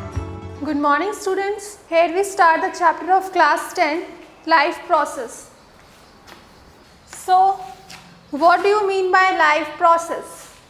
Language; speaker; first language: English; non-native, local second language; Hindi